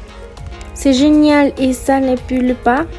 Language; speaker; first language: French; non-native, learner; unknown